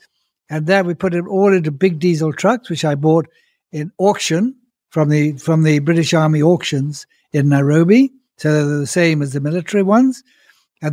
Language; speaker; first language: English; native; English